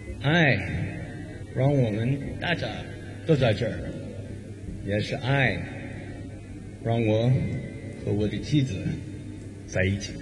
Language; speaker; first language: Chinese; non-native, learner; English